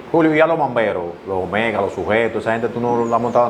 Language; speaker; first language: Spanish; native; Spanish